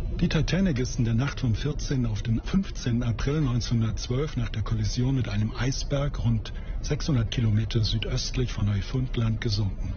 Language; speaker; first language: German; native; German